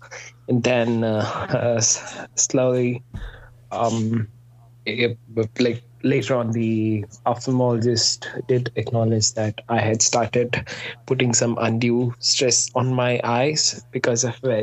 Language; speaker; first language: English; non-native, local second language; Hindi